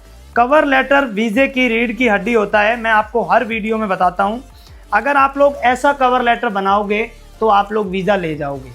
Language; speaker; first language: Hindi; native; Hindi